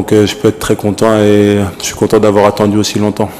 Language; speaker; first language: French; native; French